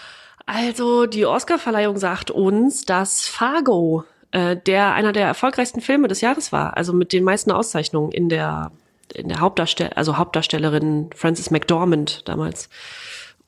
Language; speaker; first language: German; native; German